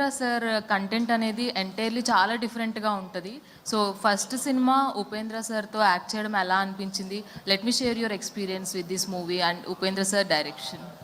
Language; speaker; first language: Telugu; native; Telugu